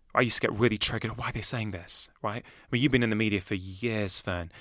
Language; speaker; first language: English; native; English